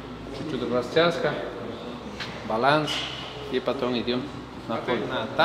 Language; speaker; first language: Russian; non-native, learner; Spanish